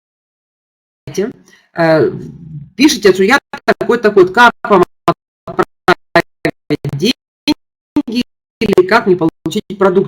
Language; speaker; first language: Russian; native; Russian